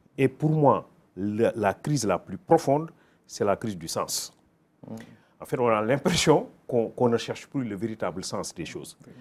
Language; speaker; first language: French; non-native, local second language; Wolof